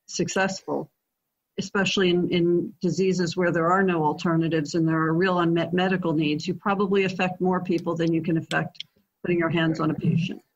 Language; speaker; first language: English; native; English